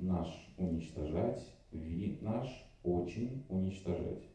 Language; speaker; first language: Russian; native; Russian